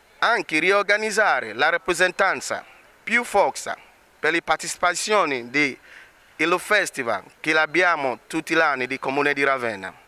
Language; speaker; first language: Italian; non-native, learner; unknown